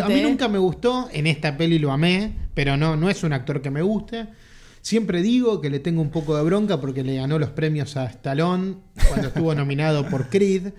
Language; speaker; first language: Spanish; native; Spanish